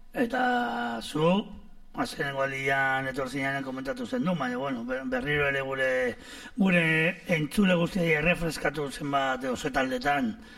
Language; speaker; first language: Basque; native; Basque